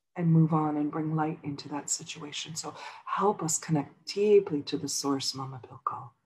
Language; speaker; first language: English; native; English